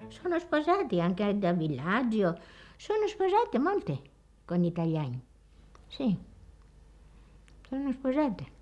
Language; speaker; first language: Italian; non-native, learner; Greek